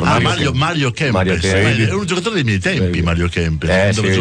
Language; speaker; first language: Italian; native; Italian